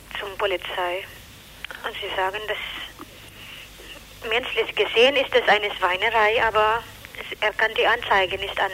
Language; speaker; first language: German; non-native, learner; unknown